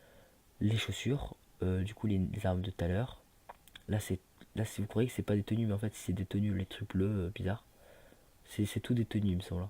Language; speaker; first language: French; native; French